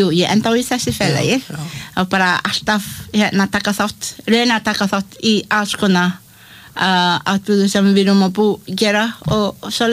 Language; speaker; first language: Icelandic; non-native, learner; Malay